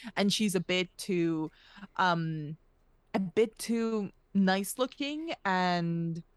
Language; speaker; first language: English; early bilingual, other home language; Russian